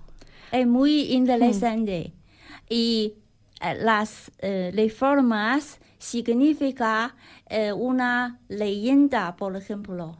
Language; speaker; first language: Spanish; non-native, learner; Chinese